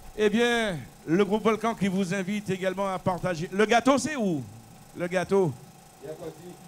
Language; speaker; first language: French; native; French